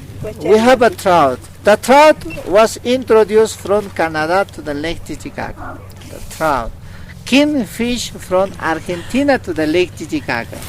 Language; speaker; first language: English; non-native, learner; Spanish